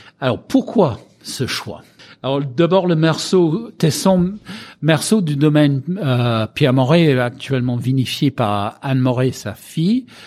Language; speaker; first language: French; non-native, fluent; English